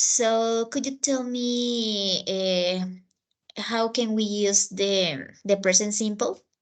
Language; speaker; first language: English; non-native, fluent; Spanish